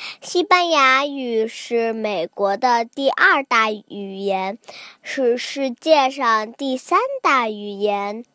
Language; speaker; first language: Chinese; early bilingual, heritage; Chinese